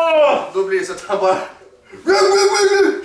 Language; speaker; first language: Swedish; native; Swedish